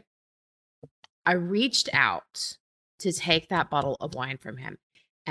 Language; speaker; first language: English; native; English